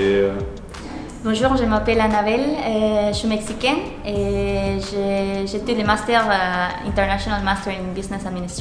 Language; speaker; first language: French; non-native, fluent; Spanish